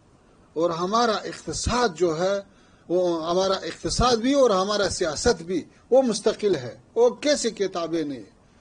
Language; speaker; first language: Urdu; non-native, fluent; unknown